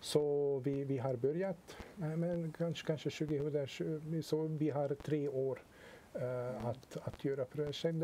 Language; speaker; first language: Swedish; non-native, fluent; Hungarian